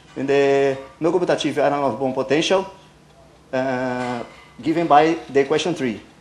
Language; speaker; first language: English; non-native, learner; Portuguese